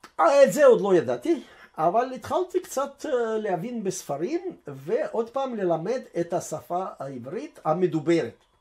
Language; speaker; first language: Hebrew; non-native, fluent; Russian